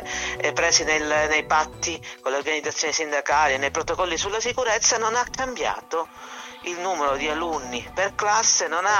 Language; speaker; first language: Italian; native; Italian